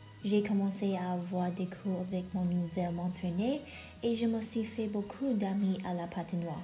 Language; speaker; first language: French; non-native, learner; Chinese